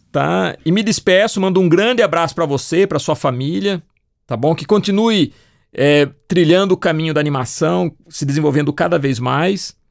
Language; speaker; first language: Portuguese; native; Portuguese